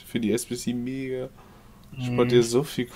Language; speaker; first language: German; native; German